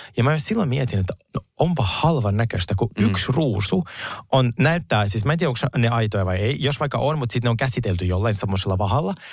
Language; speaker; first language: Finnish; early bilingual, other home language; Russian